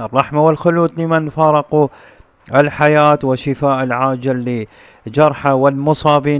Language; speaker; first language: Arabic; native; Arabic